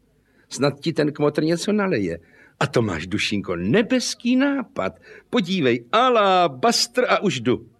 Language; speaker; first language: Czech; native; Czech